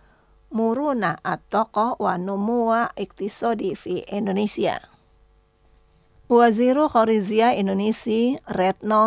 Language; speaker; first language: Arabic; non-native, fluent; Indonesian